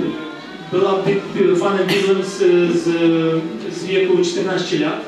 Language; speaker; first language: Polish; non-native, fluent; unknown